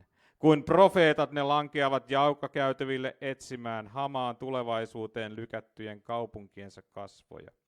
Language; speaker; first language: Finnish; native; Finnish